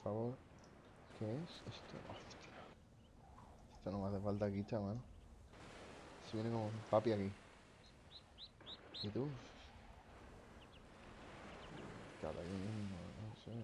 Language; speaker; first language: Spanish; native; Spanish